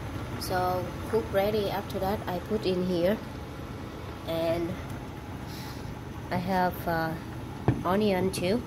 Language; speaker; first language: English; non-native, learner; Vietnamese